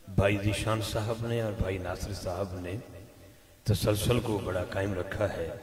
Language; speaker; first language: Urdu; non-native, local second language; Punjabi